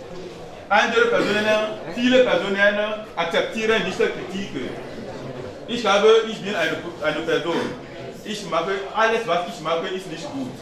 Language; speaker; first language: German; non-native, learner; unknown